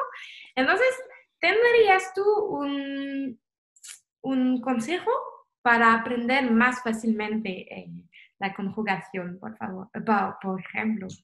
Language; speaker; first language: Spanish; non-native, fluent; French